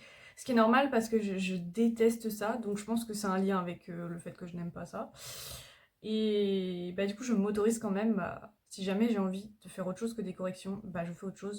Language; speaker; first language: French; native; French